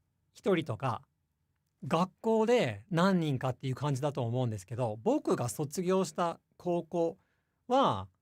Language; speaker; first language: Japanese; non-native, fluent; English